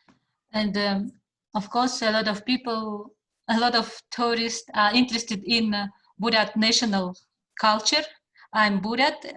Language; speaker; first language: English; non-native, fluent; Russian